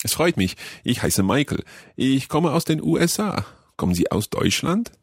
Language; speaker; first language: German; non-native, learner; English